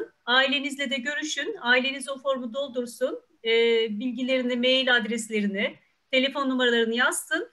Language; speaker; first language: Turkish; native; Turkish